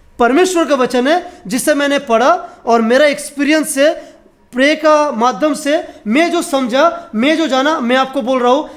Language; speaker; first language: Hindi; non-native, local second language; Bangla